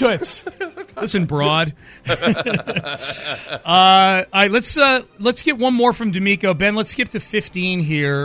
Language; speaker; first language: English; native; English